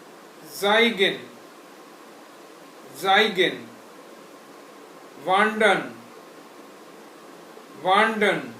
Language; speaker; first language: German; non-native, fluent; Hindi